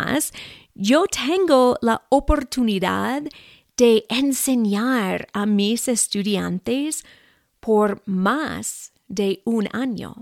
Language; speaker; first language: Spanish; non-native, fluent; English